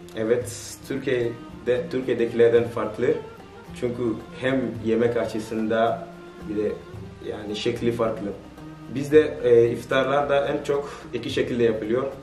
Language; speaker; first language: Turkish; non-native, fluent; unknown